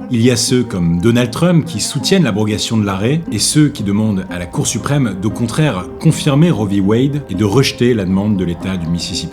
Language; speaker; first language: French; native; French